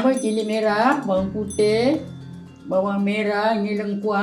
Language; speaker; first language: Malay; native; Malay